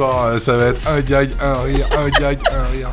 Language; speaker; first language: French; native; French